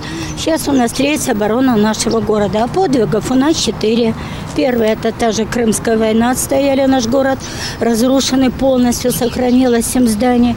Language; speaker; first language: Russian; native; Russian